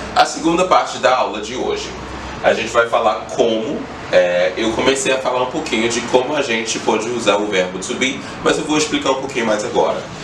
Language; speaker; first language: Portuguese; non-native, fluent; English